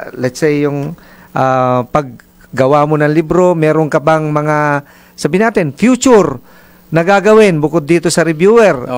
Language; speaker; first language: Filipino; native; Filipino